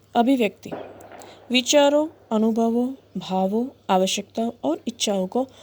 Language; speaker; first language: Hindi; non-native, local second language; Gujarati